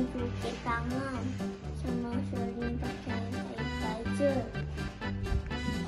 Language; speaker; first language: Indonesian; early bilingual, heritage; Indonesian